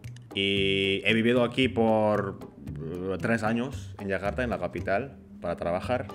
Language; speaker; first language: Spanish; non-native, fluent; Indonesian